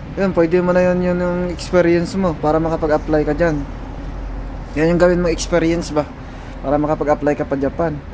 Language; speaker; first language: Filipino; native; Filipino